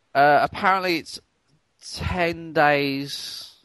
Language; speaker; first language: English; native; English